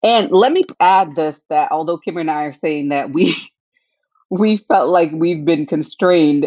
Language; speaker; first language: English; native; English